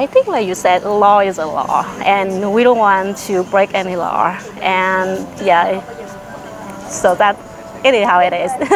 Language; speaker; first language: English; early bilingual, other home language; Vietnamese